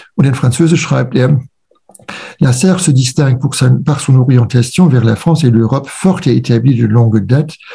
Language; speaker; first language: French; non-native, fluent; German